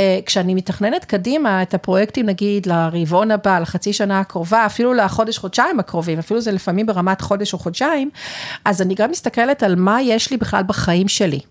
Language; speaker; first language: Hebrew; native; Hebrew